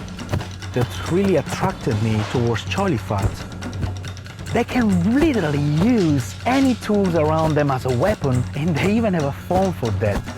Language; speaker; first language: English; non-native, fluent; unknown